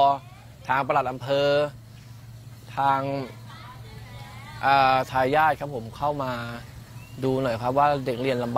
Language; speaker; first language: Thai; native; Thai